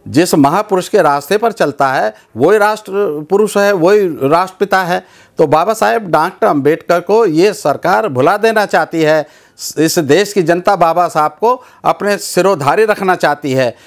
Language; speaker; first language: Hindi; native; Hindi